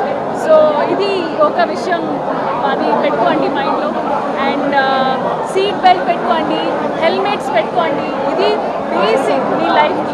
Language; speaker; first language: Telugu; non-native, fluent; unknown